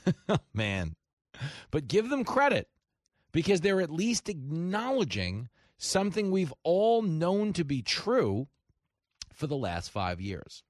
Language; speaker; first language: English; native; English